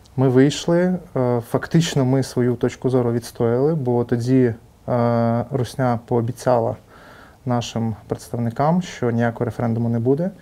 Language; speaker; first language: Ukrainian; non-native, local second language; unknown